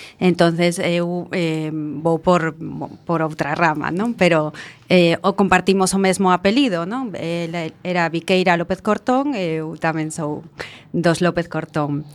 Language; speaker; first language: Galician; non-native, local second language; Spanish